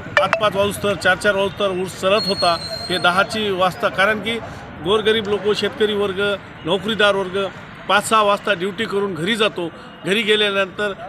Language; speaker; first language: Marathi; native; Marathi